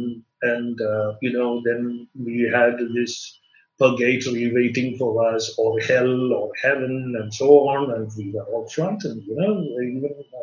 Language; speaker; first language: English; non-native, local second language; Malayalam